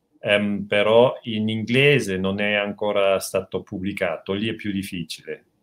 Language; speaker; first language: Italian; non-native, local second language; German